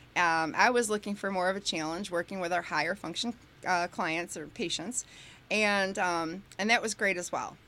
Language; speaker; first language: English; native; English